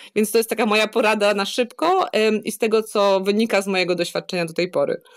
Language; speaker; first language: Polish; native; Polish